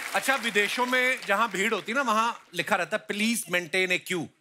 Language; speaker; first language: Hindi; native; Hindi